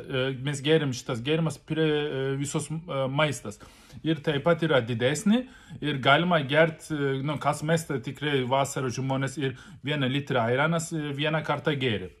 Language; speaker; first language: Lithuanian; non-native, learner; Turkish